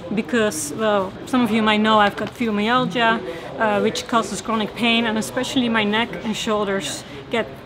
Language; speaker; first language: English; non-native, fluent; Dutch